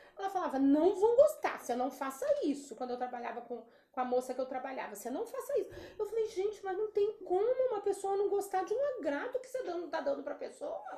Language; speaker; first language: Portuguese; native; Portuguese